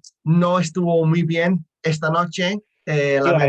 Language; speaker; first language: Spanish; non-native, learner; English